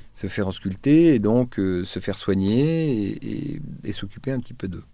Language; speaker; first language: French; native; French